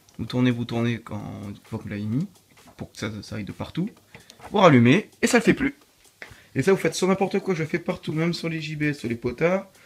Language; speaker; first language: French; native; French